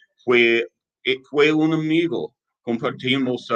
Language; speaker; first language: Spanish; non-native, learner; English